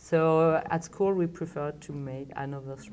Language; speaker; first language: English; non-native, learner; French